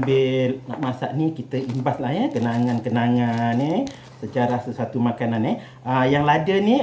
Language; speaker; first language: Malay; native; Malay